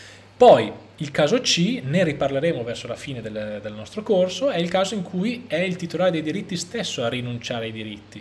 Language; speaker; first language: Italian; native; Italian